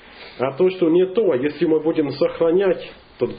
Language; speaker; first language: Russian; non-native, fluent; English